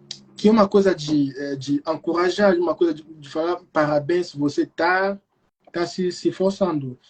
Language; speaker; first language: Portuguese; non-native, fluent; Lingala